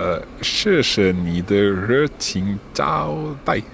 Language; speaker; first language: Chinese; non-native, learner; English